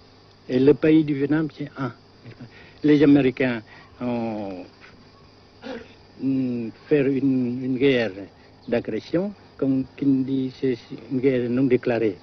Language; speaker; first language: French; non-native, local second language; Vietnamese